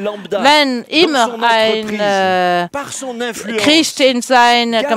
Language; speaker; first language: German; non-native, fluent; French